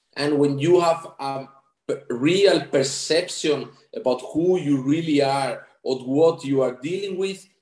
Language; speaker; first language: English; non-native, fluent; Spanish